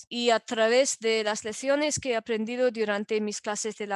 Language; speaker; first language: Spanish; non-native, fluent; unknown